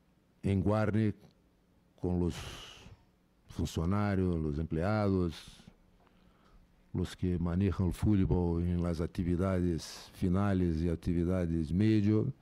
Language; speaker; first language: Spanish; non-native, fluent; Portuguese